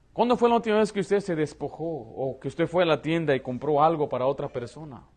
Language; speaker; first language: Spanish; early bilingual, heritage; Spanish